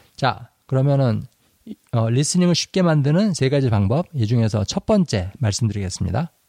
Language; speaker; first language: Korean; native; Korean